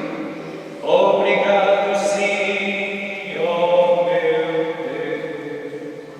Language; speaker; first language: Italian; non-native, fluent; Portuguese